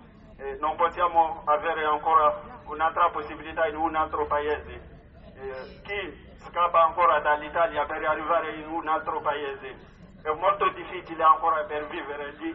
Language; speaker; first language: Italian; non-native, learner; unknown